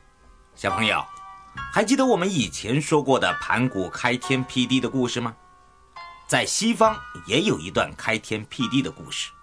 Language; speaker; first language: Chinese; native; Chinese